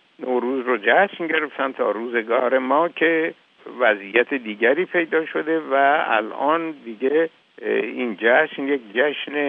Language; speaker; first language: Persian; native; Persian